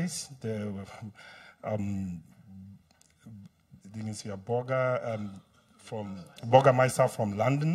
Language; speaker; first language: German; non-native, fluent; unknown